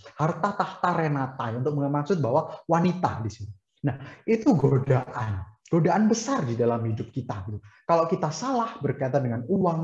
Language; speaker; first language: Indonesian; native; Indonesian